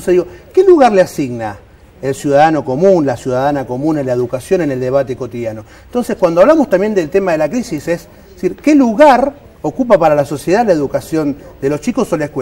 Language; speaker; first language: Spanish; native; Spanish